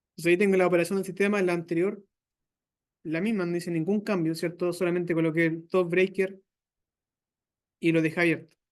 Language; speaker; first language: Spanish; native; Spanish